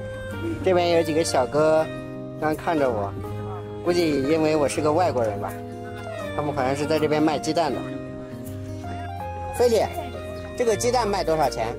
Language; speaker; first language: Chinese; non-native, fluent; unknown